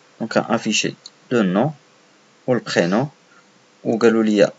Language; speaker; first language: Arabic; native; Arabic